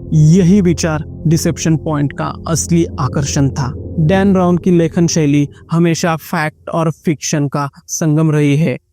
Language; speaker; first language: Hindi; non-native, local second language; Marathi